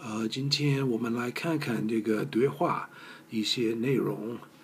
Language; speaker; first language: Chinese; non-native, fluent; English